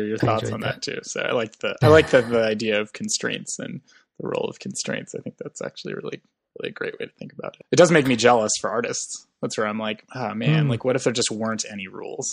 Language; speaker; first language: English; native; English